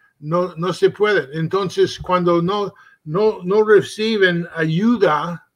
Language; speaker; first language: Spanish; early bilingual, heritage; Spanish